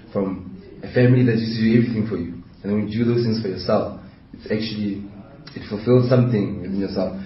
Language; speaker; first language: English; non-native, local second language; Southern Sotho